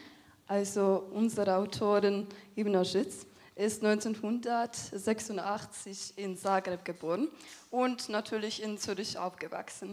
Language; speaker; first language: German; non-native, fluent; Serbian